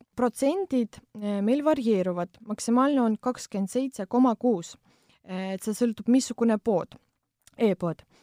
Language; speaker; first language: Estonian; non-native, local second language; Russian